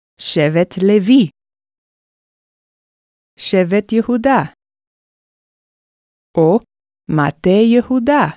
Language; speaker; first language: Hebrew; non-native, fluent; English